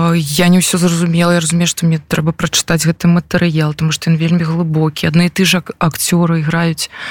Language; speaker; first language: Belarusian; non-native, local second language; Russian